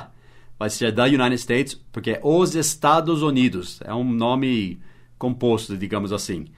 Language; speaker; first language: Portuguese; non-native, fluent; English